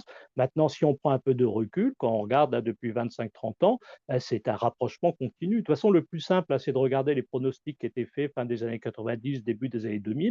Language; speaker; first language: French; native; French